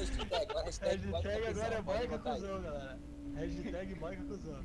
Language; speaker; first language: Portuguese; native; Portuguese